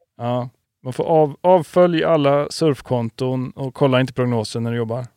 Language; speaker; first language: Swedish; native; Swedish